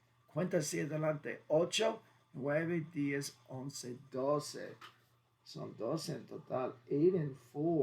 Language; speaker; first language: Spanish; non-native, fluent; English